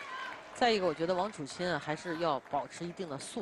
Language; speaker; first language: Chinese; native; Chinese